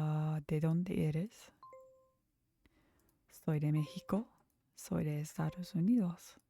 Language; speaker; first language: Spanish; non-native, learner; English